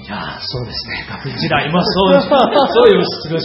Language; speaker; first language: Japanese; non-native, fluent; Chinese